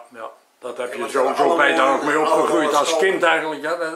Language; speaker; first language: Dutch; native; Dutch